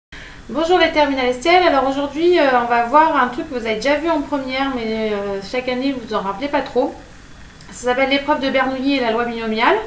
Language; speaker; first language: French; native; French